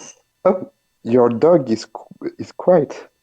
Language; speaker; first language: English; non-native, learner; French